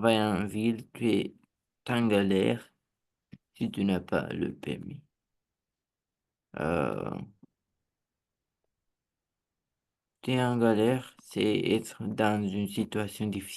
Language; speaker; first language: French; non-native, learner; Romanian